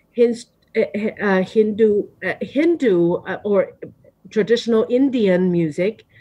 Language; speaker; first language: English; non-native, fluent; Chinese